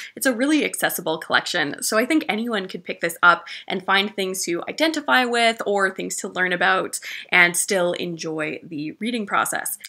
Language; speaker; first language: English; native; English